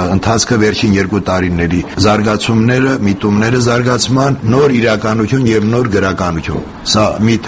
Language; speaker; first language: Armenian; native; Armenian